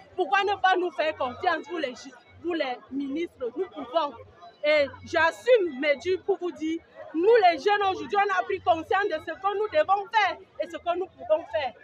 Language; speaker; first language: French; native; French